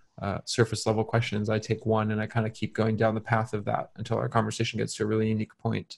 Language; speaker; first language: English; native; English